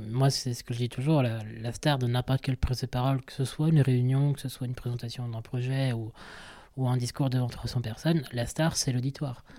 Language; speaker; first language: French; native; French